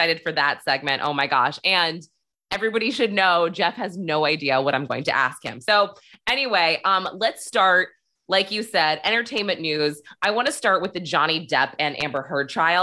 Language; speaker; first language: English; native; English